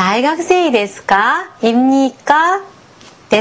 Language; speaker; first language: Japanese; non-native, fluent; Korean